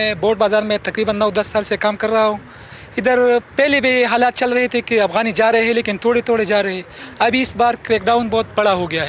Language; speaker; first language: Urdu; non-native, fluent; Pashto